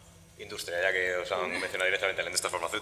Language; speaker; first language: Spanish; native; Spanish